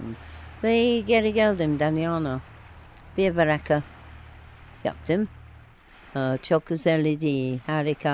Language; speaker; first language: Turkish; non-native, learner; English